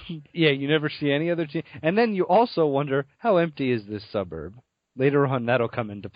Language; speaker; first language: English; native; English